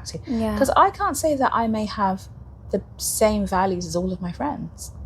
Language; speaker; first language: English; native; English